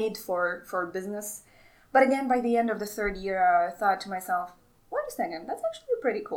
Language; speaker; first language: English; non-native, fluent; Arabic